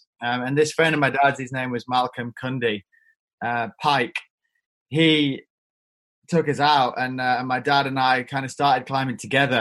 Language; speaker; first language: English; native; English